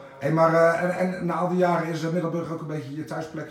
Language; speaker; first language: Dutch; native; Dutch